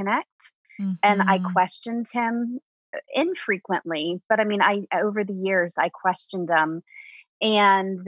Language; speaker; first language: English; native; English